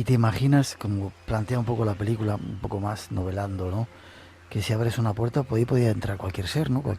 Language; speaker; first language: Spanish; native; Spanish